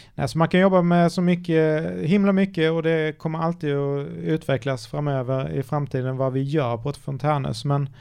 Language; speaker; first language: Swedish; native; Swedish